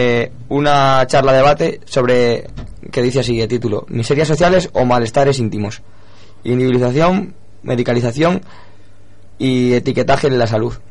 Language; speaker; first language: Spanish; native; Spanish